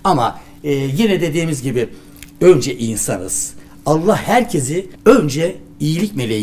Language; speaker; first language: Turkish; native; Turkish